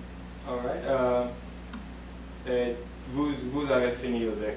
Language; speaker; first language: French; non-native, learner; English